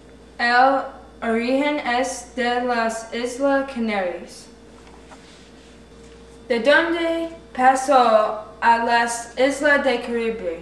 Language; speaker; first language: Spanish; non-native, learner; English